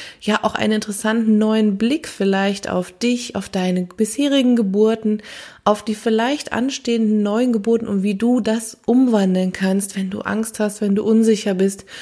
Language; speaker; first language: German; native; German